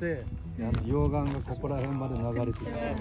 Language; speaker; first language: Japanese; native; Japanese